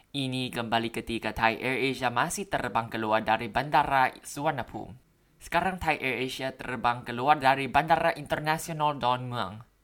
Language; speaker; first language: Indonesian; non-native, learner; Thai